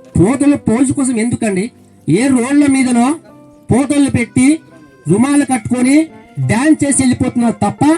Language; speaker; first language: Telugu; non-native, local second language; Lambadi